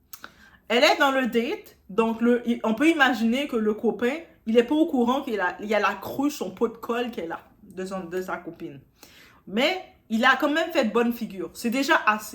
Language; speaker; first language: French; native; French